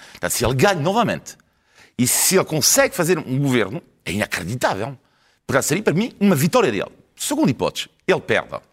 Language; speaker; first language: Portuguese; non-native, fluent; French